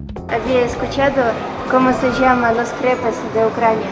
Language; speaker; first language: Spanish; non-native, fluent; Ukrainian